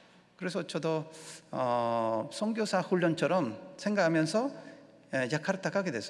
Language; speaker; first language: Korean; non-native, learner; Spanish